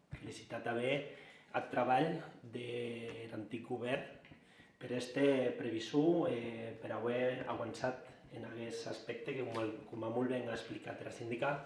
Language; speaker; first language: Catalan; non-native, local second language; Occitan